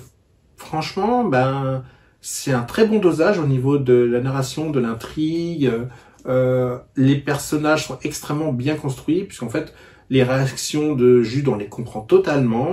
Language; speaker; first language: French; native; French